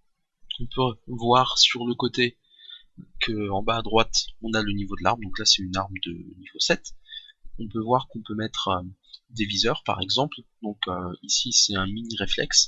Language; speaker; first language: French; native; French